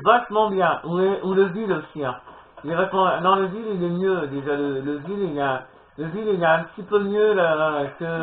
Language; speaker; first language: French; native; French